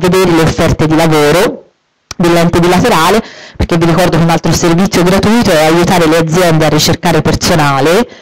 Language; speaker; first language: Italian; native; Italian